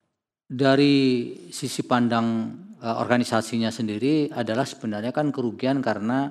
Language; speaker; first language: Indonesian; native; Indonesian